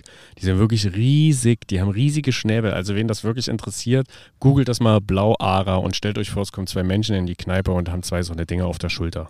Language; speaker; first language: German; native; German